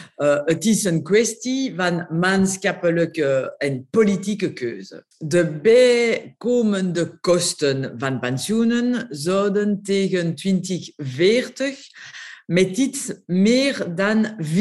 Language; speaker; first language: Dutch; non-native, local second language; French